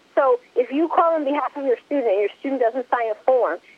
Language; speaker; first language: English; early bilingual, other home language; Spanish